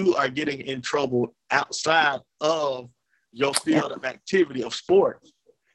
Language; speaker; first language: English; native; English